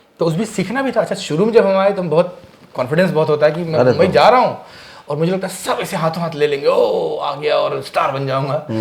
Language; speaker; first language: Hindi; native; Hindi